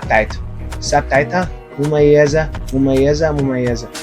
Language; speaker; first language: Arabic; native; Arabic